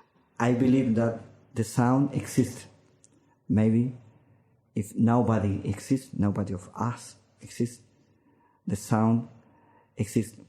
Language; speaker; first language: English; non-native, learner; Spanish